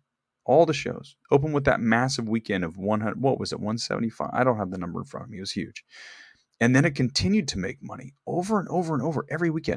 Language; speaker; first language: English; native; English